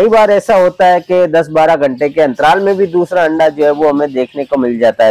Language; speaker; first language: Hindi; native; Hindi